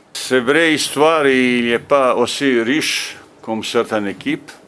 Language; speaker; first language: French; non-native, fluent; Bosnian